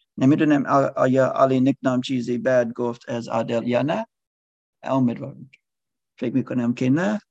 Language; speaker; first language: Persian; non-native, learner; English